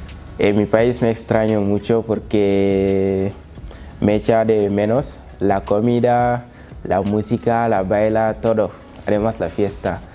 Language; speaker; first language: Spanish; non-native, learner; Wolof